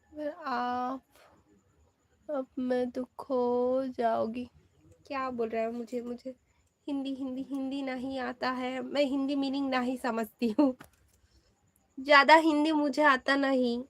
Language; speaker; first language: Hindi; non-native, learner; Bangla